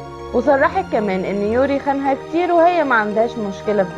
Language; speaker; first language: Arabic; native; Arabic